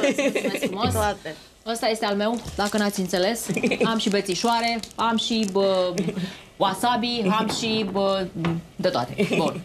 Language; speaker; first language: Romanian; native; Romanian